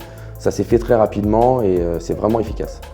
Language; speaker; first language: French; native; French